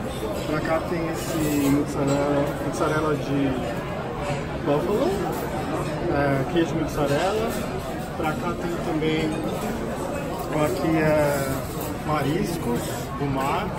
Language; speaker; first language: Portuguese; non-native, fluent; Japanese